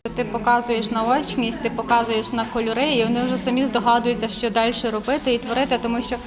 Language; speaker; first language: Ukrainian; native; Ukrainian